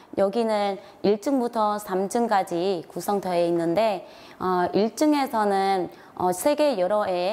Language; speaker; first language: Korean; non-native, fluent; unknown